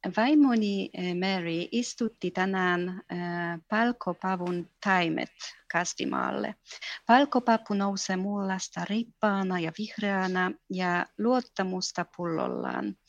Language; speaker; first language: Finnish; non-native, fluent; Polish